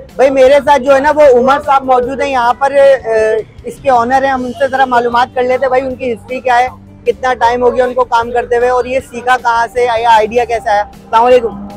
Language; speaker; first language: Urdu; native; Urdu